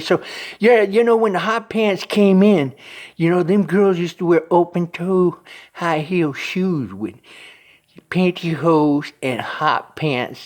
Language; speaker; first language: English; native; English